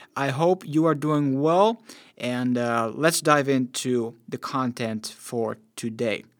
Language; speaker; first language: English; non-native, fluent; Dutch